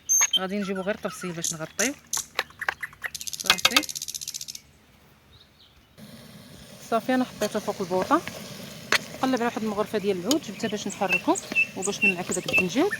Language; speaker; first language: Arabic; native; Arabic